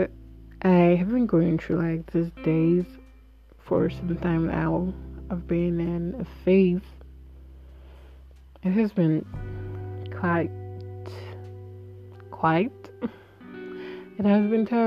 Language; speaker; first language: English; non-native, local second language; Igbo